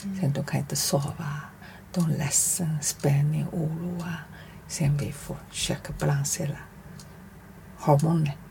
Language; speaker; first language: Swedish; non-native, learner; Chinese